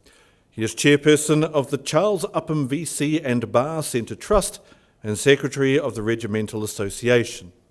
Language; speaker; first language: English; native; English